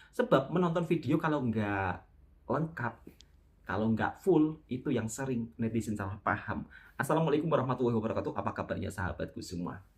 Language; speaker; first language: Indonesian; native; Indonesian